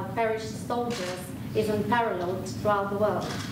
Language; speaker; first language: English; non-native, fluent; Bulgarian